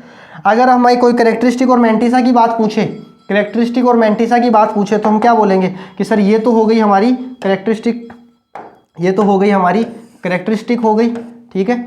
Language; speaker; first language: Hindi; native; Hindi